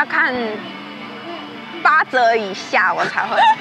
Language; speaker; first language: Chinese; native; Chinese